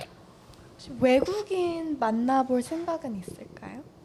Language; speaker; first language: Korean; early bilingual, heritage; Korean